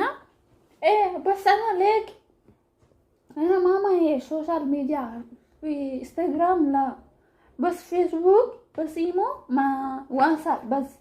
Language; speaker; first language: Arabic; non-native, learner; Oromo